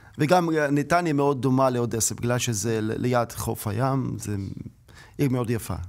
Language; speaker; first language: Hebrew; non-native, learner; Russian